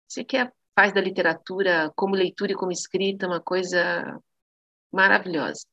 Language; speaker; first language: Portuguese; native; Portuguese